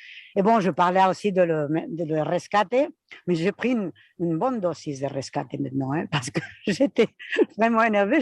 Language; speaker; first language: French; non-native, fluent; Spanish